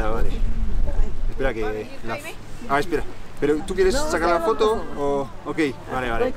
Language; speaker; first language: Spanish; non-native, fluent; French